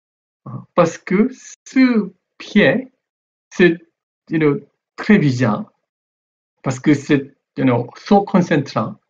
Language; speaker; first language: French; non-native, learner; Korean